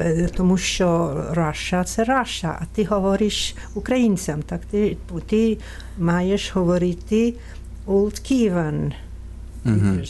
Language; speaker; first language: Ukrainian; non-native, fluent; Italian